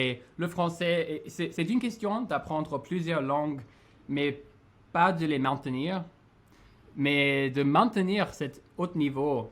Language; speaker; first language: French; non-native, fluent; English